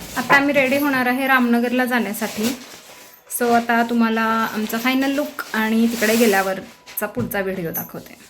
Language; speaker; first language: Marathi; native; Marathi